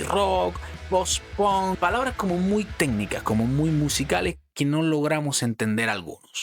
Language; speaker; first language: Spanish; native; Spanish